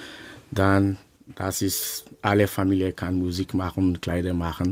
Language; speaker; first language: German; non-native, learner; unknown